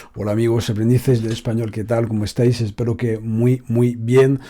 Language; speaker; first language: Spanish; non-native, fluent; French